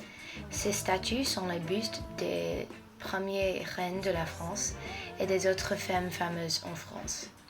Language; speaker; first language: French; non-native, fluent; English